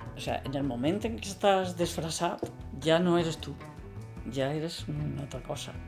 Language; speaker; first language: Catalan; native; Catalan